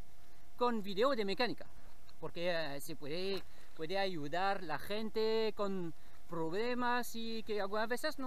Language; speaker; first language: Spanish; non-native, learner; French